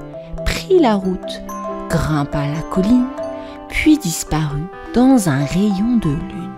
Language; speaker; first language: French; native; French